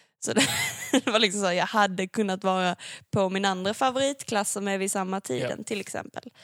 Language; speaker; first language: Swedish; native; Swedish